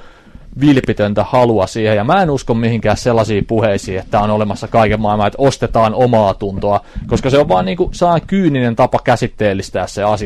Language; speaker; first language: Finnish; native; Finnish